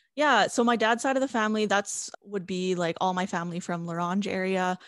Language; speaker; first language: English; native; English